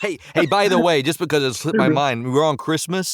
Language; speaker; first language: English; native; English